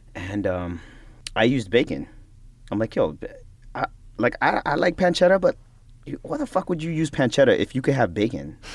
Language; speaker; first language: English; native; English